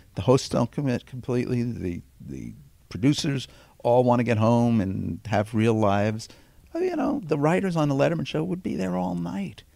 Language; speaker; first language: English; native; English